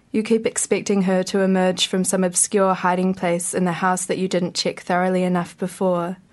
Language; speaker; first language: English; native; English